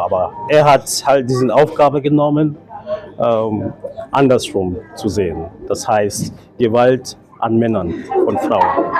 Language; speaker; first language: German; non-native, fluent; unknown